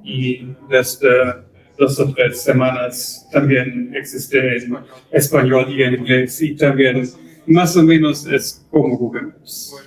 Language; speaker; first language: Spanish; non-native, learner; German